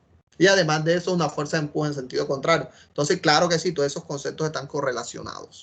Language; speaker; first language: Spanish; native; Spanish